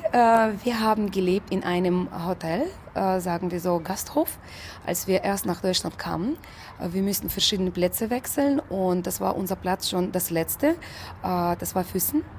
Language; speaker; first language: German; non-native, fluent; Russian